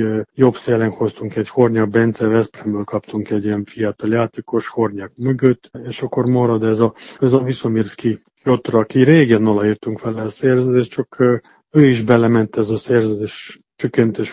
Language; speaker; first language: Hungarian; non-native, fluent; Serbian